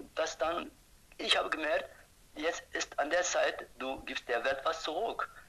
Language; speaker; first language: German; non-native, fluent; Turkish